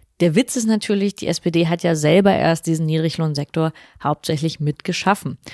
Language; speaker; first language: German; native; German